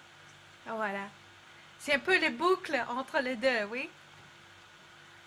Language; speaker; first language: French; non-native, learner; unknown